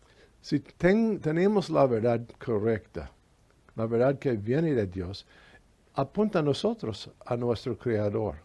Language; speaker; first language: Spanish; non-native, fluent; English